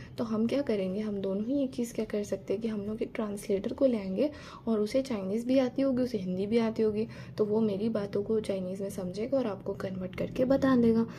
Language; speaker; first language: Hindi; native; Hindi